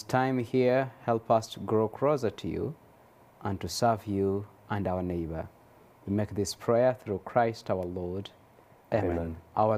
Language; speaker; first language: English; non-native, local second language; Ganda